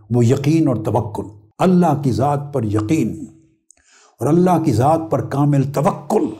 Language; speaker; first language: Urdu; non-native, local second language; Punjabi